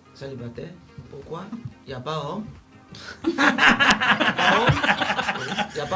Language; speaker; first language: French; non-native, learner; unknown